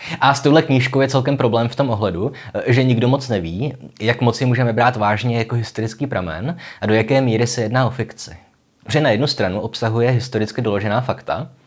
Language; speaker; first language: Czech; native; Czech